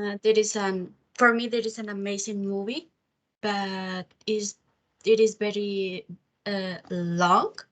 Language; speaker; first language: English; non-native, learner; Spanish